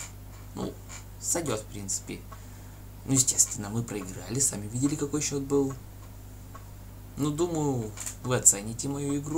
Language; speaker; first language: Russian; native; Russian